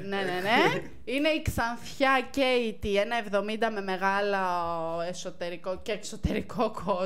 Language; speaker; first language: Greek; native; Greek